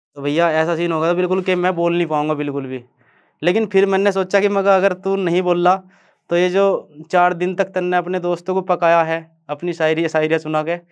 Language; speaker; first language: Hindi; native; Hindi